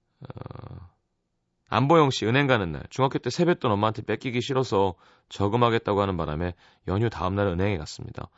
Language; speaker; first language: Korean; native; Korean